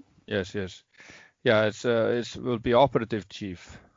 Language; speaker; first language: English; non-native, learner; Icelandic